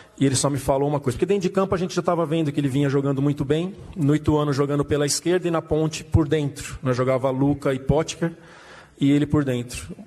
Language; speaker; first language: Portuguese; native; Portuguese